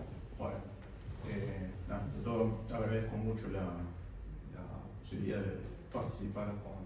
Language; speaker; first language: Spanish; native; Spanish